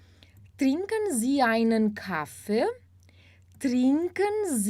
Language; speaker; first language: German; non-native, fluent; Portuguese